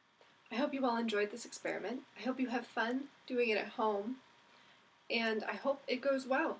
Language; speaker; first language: English; native; English